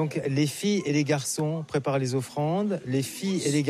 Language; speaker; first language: French; native; French